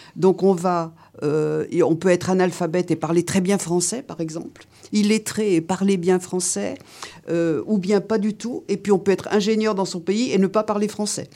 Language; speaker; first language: French; native; French